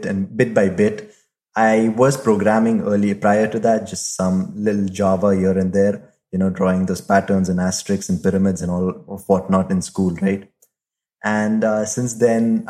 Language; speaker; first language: English; non-native, local second language; Hindi